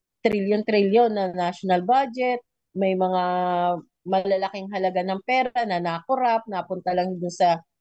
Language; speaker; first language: Filipino; native; Filipino